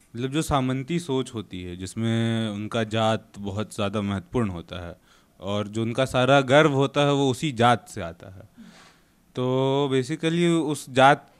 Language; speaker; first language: Hindi; native; Hindi